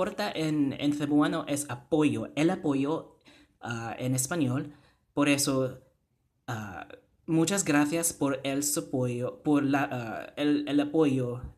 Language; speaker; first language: Spanish; non-native, fluent; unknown